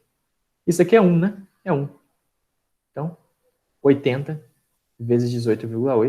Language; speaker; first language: Portuguese; native; Portuguese